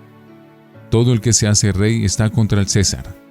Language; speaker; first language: Spanish; native; Spanish